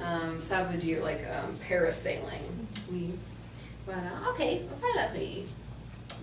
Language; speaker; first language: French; non-native, fluent; English